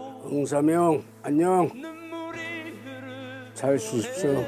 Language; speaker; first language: Korean; native; Korean